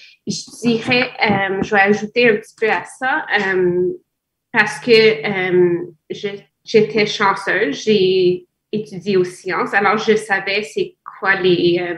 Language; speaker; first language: French; non-native, fluent; English